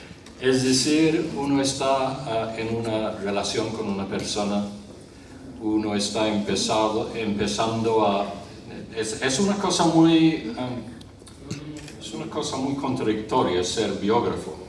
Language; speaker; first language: Spanish; non-native, fluent; English